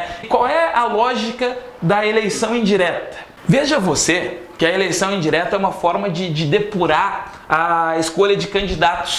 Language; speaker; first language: Portuguese; native; Portuguese